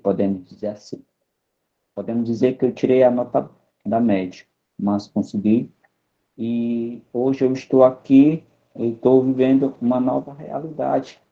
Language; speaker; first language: Portuguese; non-native, local second language; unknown